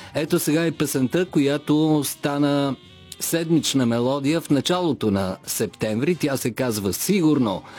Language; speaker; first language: Bulgarian; native; Bulgarian